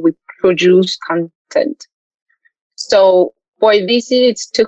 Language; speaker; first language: English; non-native, local second language; French